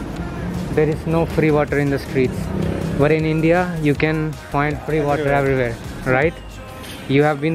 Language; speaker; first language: English; non-native, local second language; Hindi